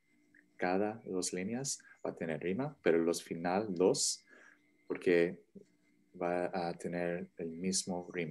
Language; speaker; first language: Spanish; non-native, learner; English